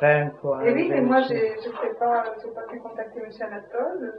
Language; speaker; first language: French; native; French